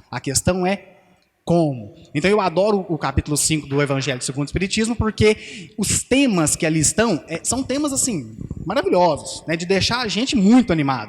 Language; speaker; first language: Portuguese; native; Portuguese